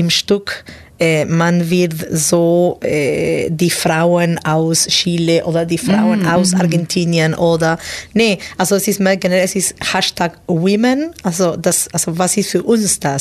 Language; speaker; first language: German; non-native, fluent; Spanish